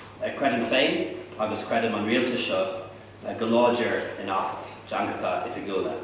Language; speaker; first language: Irish; non-native, local second language; English